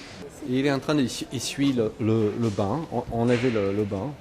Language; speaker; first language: French; native; French